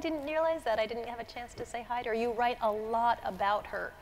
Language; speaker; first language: English; native; English